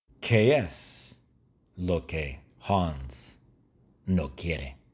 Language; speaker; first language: Spanish; non-native, fluent; English